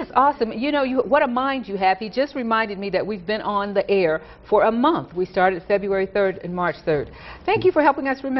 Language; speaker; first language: English; native; English